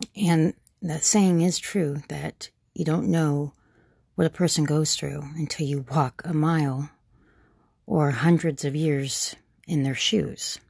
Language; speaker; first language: English; native; English